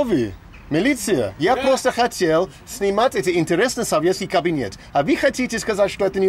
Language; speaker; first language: Russian; non-native, learner; English